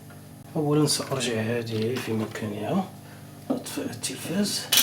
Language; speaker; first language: Arabic; native; Arabic